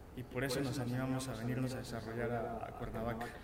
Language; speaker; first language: Spanish; native; Spanish